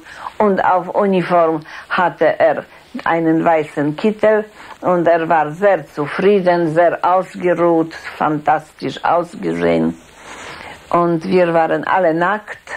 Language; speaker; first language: German; non-native, fluent; Polish